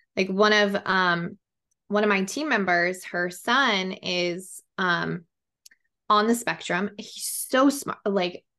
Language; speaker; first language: English; native; English